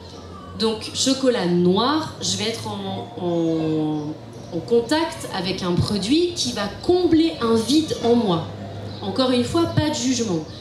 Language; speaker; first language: French; native; French